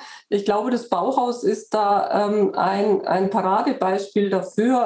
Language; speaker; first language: German; native; German